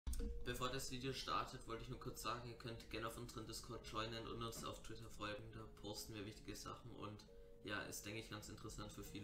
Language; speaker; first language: German; native; German